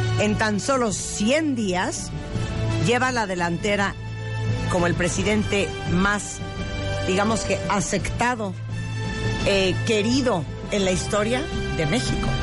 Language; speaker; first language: Spanish; native; Spanish